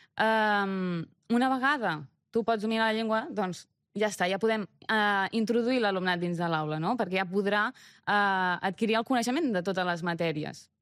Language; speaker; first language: Catalan; early bilingual, other home language; Romanian